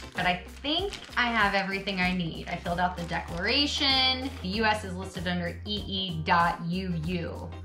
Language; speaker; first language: English; native; English